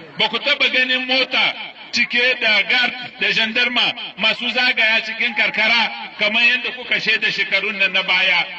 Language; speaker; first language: Hausa; non-native, local second language; Arabic